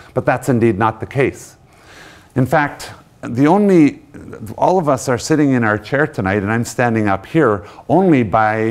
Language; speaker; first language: English; native; English